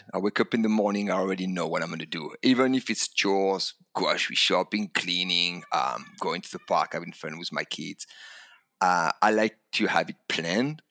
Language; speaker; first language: English; non-native, fluent; French